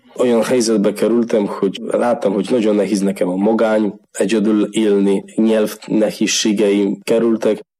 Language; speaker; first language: Hungarian; non-native, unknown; Polish